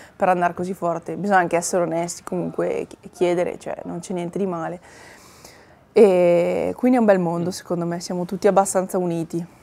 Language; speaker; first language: Italian; native; Italian